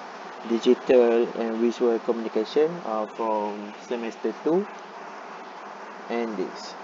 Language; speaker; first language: English; non-native, learner; Malay